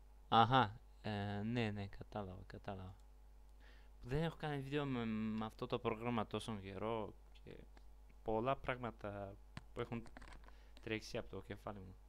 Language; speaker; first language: Greek; non-native, learner; Bulgarian